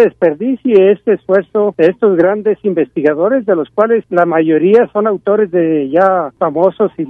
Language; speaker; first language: Spanish; native; Spanish